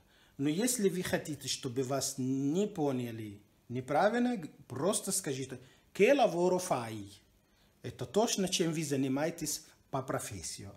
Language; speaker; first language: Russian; non-native, learner; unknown